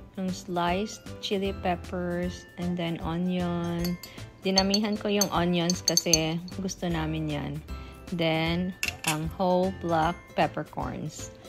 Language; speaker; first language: Filipino; non-native, local second language; Hiligaynon